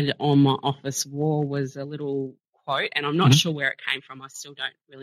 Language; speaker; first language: English; native; English